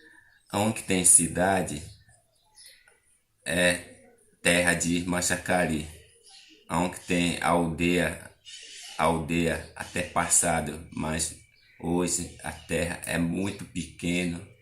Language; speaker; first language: Portuguese; non-native, local second language; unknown